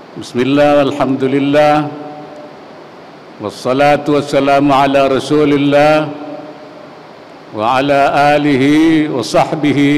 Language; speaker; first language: Arabic; non-native, fluent; Indonesian